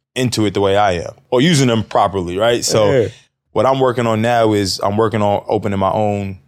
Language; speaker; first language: English; native; English